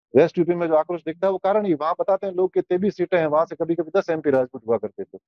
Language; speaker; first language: Hindi; native; Hindi